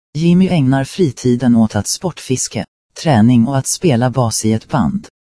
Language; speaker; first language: Swedish; native; Swedish